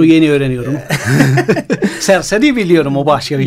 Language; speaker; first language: Turkish; non-native, fluent; Spanish